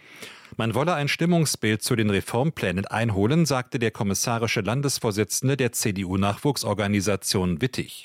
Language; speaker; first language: German; native; German